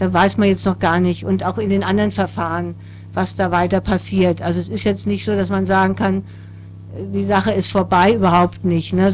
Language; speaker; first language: German; native; German